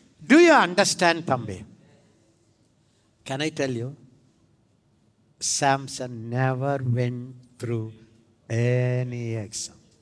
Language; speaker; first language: English; non-native, local second language; Tamil